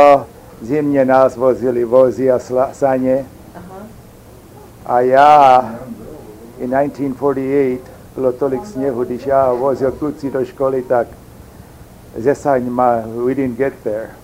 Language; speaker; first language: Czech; early bilingual, heritage; Czech